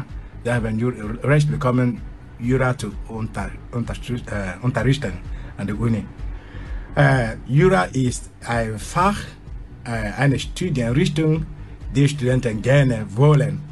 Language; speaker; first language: German; non-native, fluent; Igbo